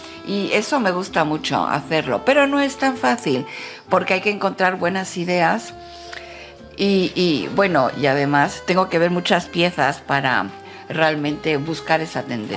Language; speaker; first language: Spanish; non-native, fluent; French